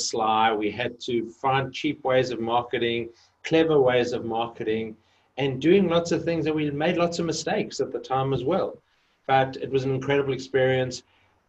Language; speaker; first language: English; native; English